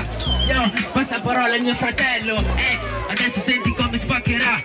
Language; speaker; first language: Italian; native; Italian